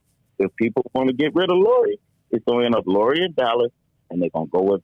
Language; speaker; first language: English; native; English